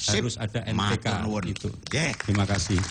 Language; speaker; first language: Indonesian; non-native, local second language; Javanese